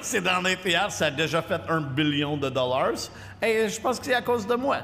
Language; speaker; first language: French; non-native, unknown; English